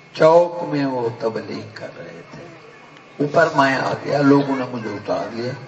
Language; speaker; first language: Urdu; non-native, local second language; Punjabi